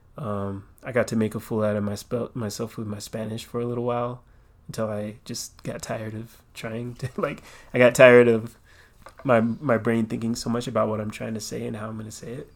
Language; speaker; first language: English; native; English